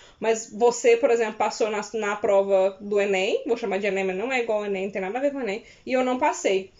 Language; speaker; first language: Portuguese; native; Portuguese